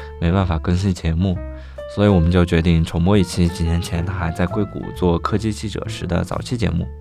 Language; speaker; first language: Chinese; native; Chinese